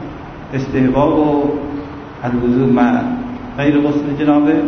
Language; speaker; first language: Arabic; non-native, fluent; Persian